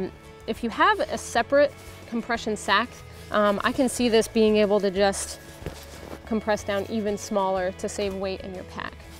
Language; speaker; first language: English; native; English